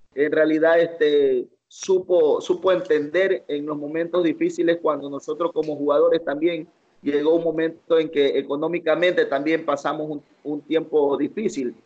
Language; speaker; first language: Spanish; native; Spanish